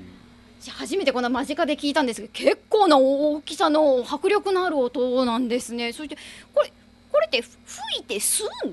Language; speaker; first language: Japanese; native; Japanese